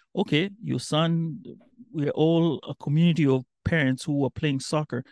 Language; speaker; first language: English; non-native, local second language; Giryama